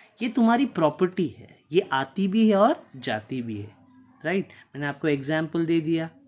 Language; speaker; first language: Hindi; non-native, local second language; Tulu